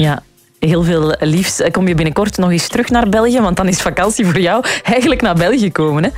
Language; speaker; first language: Dutch; native; Dutch